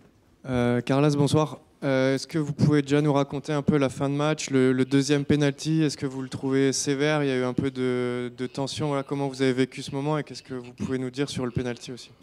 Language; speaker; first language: French; native; French